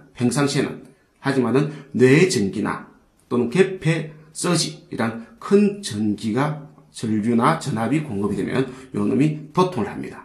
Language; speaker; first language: Korean; native; Korean